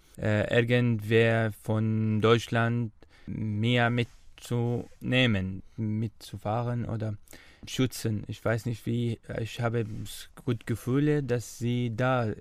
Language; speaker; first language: German; non-native, learner; Arabic